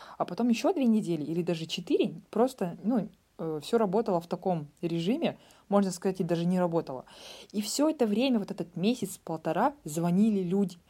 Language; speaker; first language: Russian; native; Russian